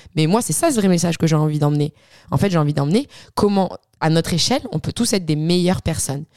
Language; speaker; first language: French; early bilingual, other home language; Arabic